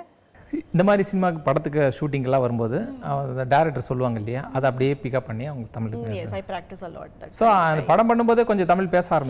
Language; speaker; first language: Tamil; native; Tamil